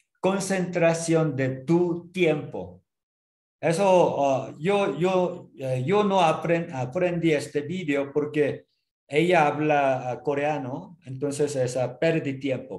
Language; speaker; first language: Spanish; non-native, learner; Korean